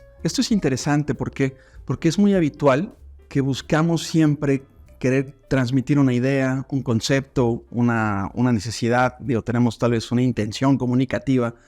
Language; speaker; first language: Spanish; native; Spanish